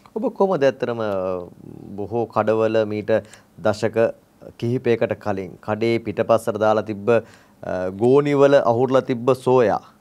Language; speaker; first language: Sinhala; native; Sinhala